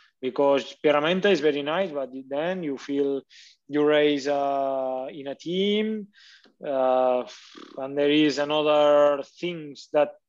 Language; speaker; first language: English; non-native, learner; Catalan